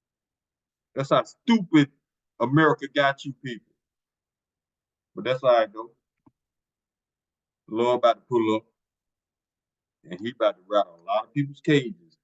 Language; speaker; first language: English; native; English